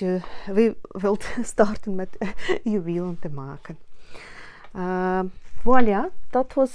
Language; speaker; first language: Dutch; non-native, learner; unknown